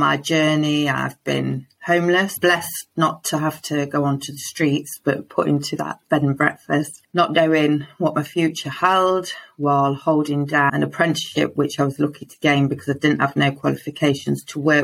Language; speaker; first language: English; native; English